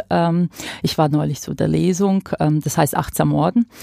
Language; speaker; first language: German; non-native, fluent; Croatian